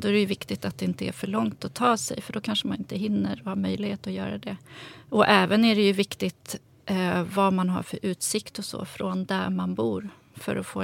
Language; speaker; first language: Swedish; native; Swedish